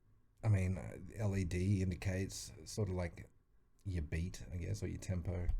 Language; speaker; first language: English; native; English